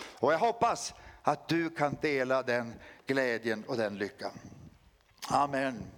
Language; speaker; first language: Swedish; native; Swedish